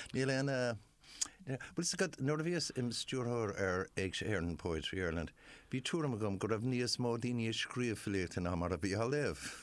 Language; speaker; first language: Irish; non-native, local second language; English